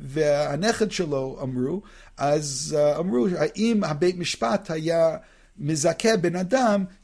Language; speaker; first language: Hebrew; non-native, fluent; English